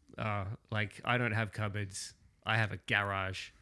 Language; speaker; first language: English; native; English